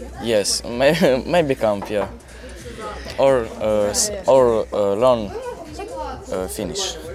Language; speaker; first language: English; non-native, learner; Ukrainian